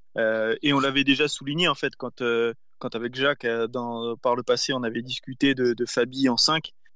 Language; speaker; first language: French; native; French